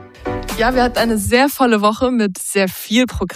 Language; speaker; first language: German; native; German